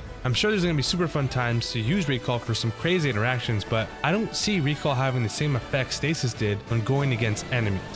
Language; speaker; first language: English; native; English